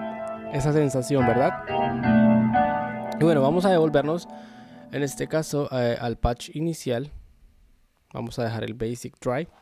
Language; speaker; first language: Spanish; native; Spanish